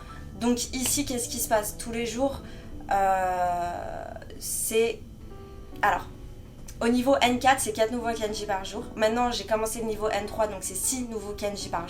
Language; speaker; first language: French; native; French